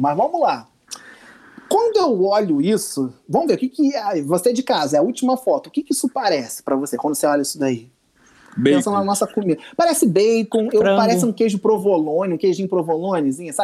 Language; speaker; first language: Portuguese; native; Portuguese